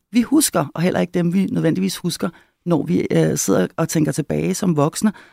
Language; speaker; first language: Danish; native; Danish